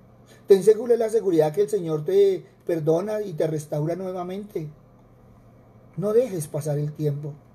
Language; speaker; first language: Spanish; native; Spanish